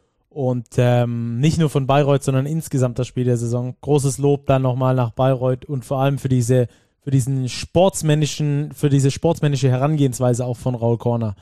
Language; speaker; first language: German; native; German